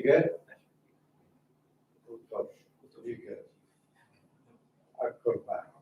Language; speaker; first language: Hungarian; non-native, fluent; Polish